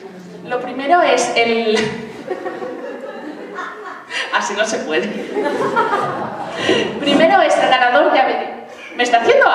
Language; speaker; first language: Spanish; native; Spanish